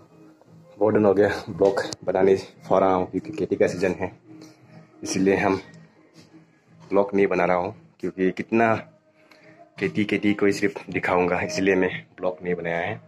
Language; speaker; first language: Hindi; non-native, local second language; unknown